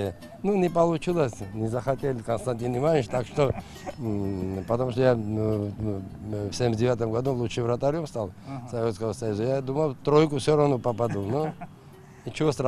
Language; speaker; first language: Russian; non-native, local second language; Georgian